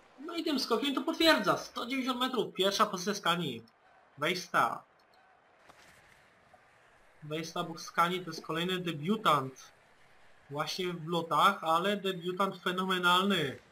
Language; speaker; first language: Polish; native; Polish